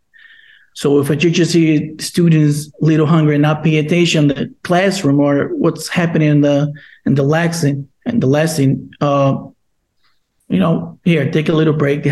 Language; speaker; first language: English; non-native, fluent; Portuguese